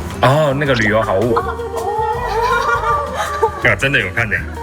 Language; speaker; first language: Chinese; native; Chinese